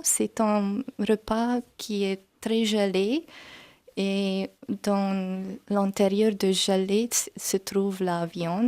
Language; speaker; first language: French; non-native, learner; Hungarian